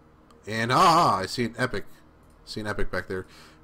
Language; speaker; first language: English; native; English